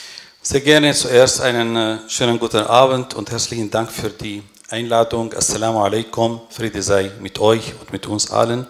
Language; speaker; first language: German; non-native, fluent; Arabic